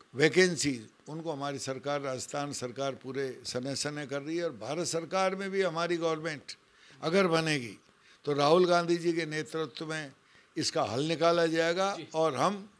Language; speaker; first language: Hindi; native; Hindi